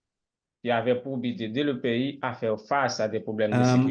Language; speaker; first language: French; non-native, local second language; Haitian Creole